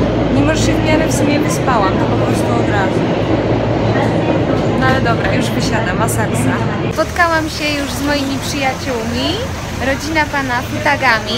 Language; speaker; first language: Polish; native; Polish